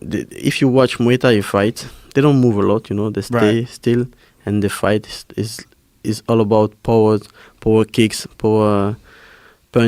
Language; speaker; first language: English; non-native, fluent; French